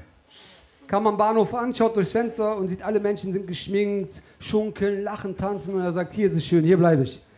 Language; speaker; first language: German; early bilingual, other home language; Turkish